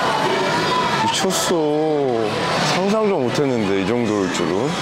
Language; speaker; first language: Korean; native; Korean